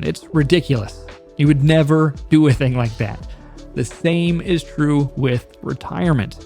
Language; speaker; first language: English; native; English